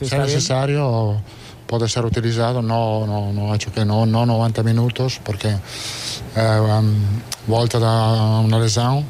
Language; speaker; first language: Portuguese; non-native, fluent; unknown